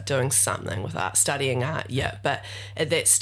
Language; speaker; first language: English; native; English